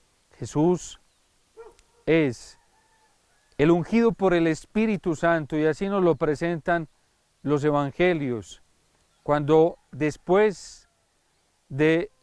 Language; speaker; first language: Spanish; native; Spanish